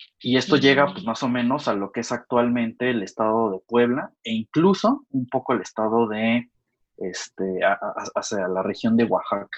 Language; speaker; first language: Spanish; native; Spanish